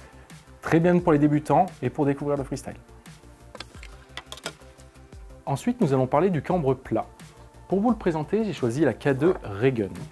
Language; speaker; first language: French; native; French